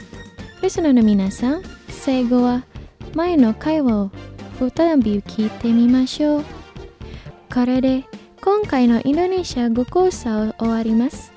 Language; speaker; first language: Japanese; non-native, fluent; Indonesian